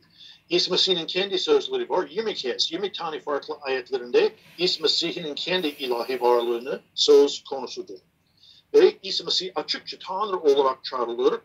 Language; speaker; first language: Turkish; non-native, fluent; English